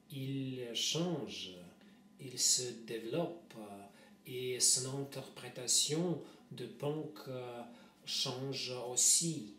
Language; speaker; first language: French; non-native, fluent; Russian